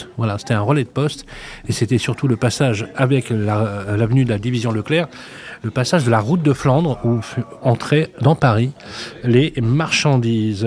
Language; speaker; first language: French; native; French